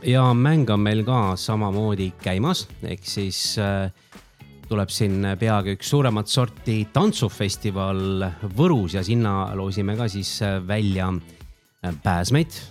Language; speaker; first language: Estonian; native; Estonian